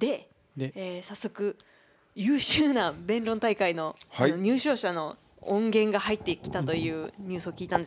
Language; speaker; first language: Japanese; native; Japanese